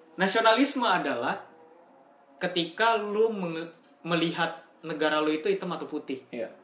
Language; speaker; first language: Indonesian; native; Indonesian